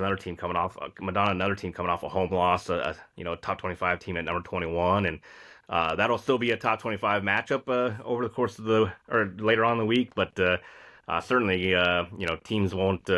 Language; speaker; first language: English; native; English